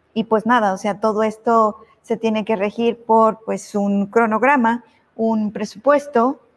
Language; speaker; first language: Spanish; native; Spanish